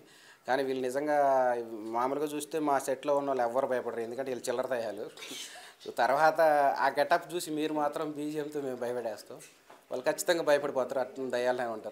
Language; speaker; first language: Telugu; native; Telugu